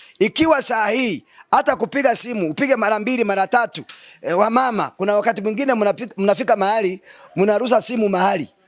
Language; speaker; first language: Swahili; non-native, local second language; Gusii